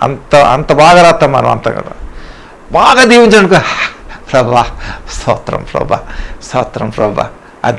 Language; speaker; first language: Telugu; native; Telugu